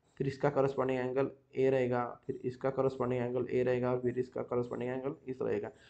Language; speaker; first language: Hindi; non-native, local second language; Marathi